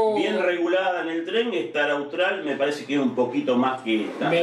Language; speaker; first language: Spanish; native; Spanish